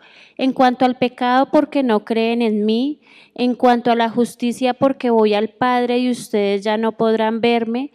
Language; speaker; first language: Spanish; native; Spanish